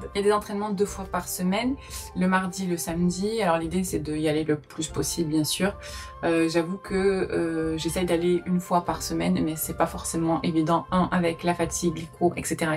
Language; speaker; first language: French; native; French